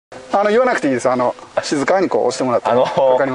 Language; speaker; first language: Japanese; native; Japanese